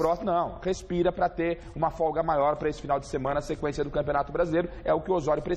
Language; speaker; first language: Portuguese; native; Portuguese